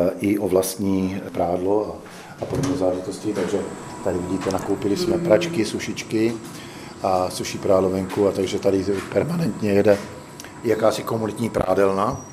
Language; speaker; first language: Czech; native; Czech